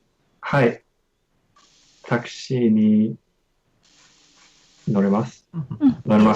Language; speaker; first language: Japanese; non-native, learner; English